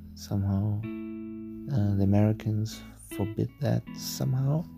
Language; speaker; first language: English; non-native, fluent; German